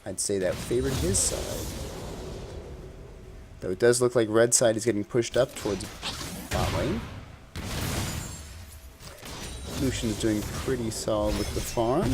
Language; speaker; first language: English; native; English